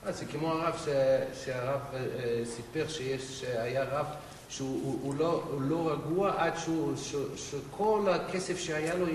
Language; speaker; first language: Hebrew; non-native, local second language; English